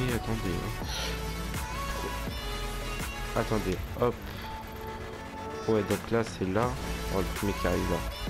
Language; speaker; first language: French; native; French